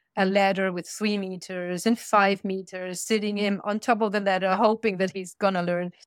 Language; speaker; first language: English; non-native, fluent; German